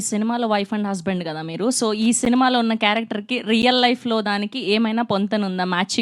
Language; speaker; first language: Telugu; native; Telugu